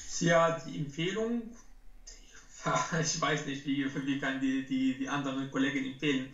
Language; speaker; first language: German; non-native, learner; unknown